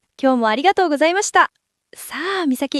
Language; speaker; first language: Japanese; native; Japanese